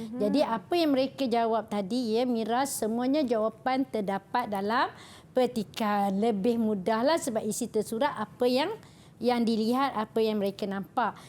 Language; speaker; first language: Malay; native; Malay